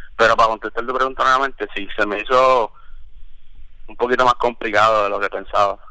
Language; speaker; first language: Spanish; early bilingual, heritage; Spanish